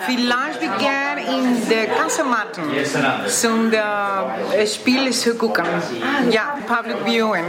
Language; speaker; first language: German; non-native, learner; Spanish